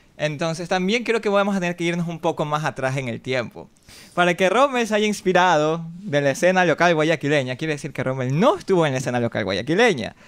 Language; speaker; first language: Spanish; native; Spanish